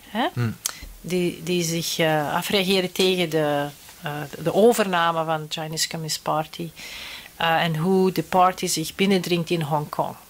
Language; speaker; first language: Dutch; native; Dutch